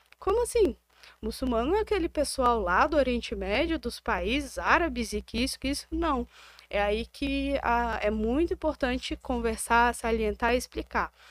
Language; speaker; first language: Portuguese; native; Portuguese